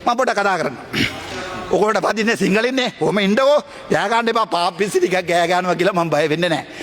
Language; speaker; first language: Sinhala; non-native, local second language; Tamil